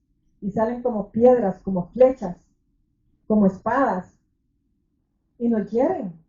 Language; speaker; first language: Spanish; native; Spanish